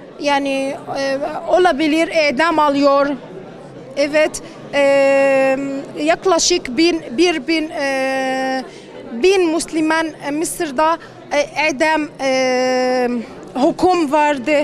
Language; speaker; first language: Turkish; non-native, learner; Arabic